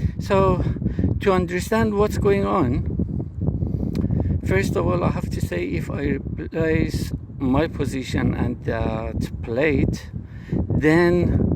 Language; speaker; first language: English; non-native, fluent; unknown